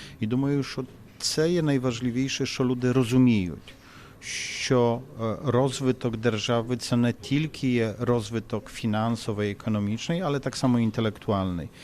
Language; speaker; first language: Ukrainian; non-native, fluent; Polish